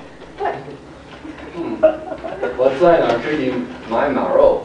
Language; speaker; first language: Chinese; non-native, learner; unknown